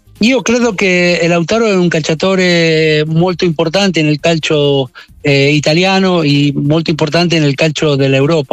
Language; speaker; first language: Italian; non-native, learner; Spanish